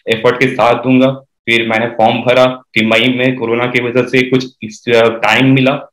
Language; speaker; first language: Hindi; native; Hindi